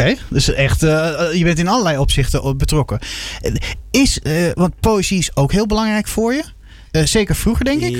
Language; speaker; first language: Dutch; native; Dutch